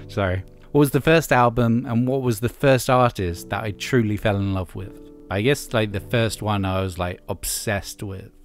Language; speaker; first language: English; native; English